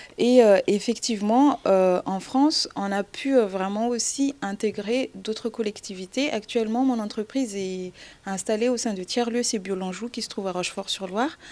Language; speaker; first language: French; non-native, local second language; Malagasy